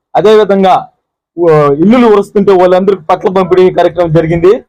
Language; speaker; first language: Telugu; native; Telugu